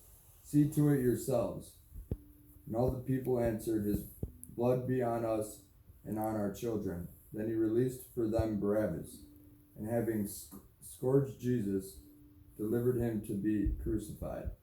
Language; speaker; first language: English; native; English